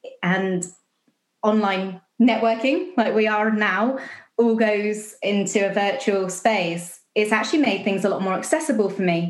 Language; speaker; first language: English; native; English